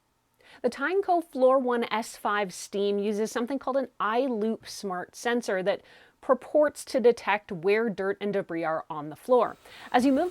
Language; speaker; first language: English; native; English